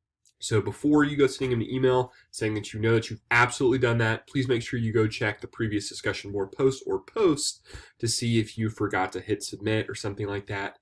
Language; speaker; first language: English; native; English